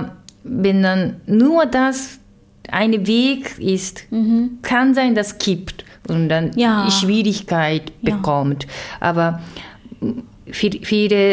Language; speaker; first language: German; non-native, learner; Japanese